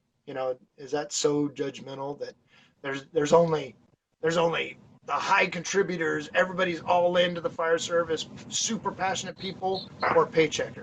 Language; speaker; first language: English; native; English